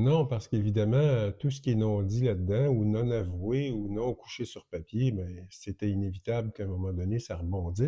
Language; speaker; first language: French; native; French